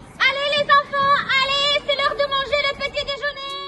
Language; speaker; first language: French; non-native, learner; Ukrainian